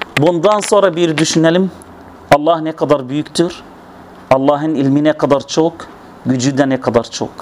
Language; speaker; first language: Turkish; non-native, fluent; Arabic